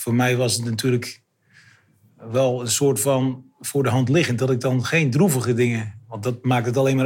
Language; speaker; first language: Dutch; native; Dutch